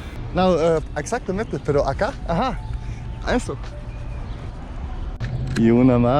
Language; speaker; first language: Spanish; non-native, learner; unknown